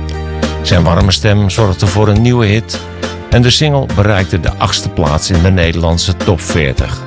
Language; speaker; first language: Dutch; native; Dutch